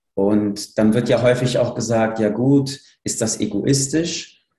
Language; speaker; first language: German; early bilingual, other home language; Polish